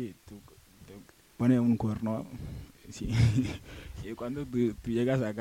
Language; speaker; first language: Spanish; non-native, learner; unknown